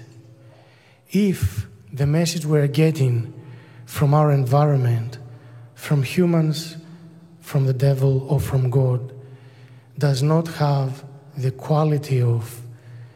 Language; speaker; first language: English; non-native, fluent; Greek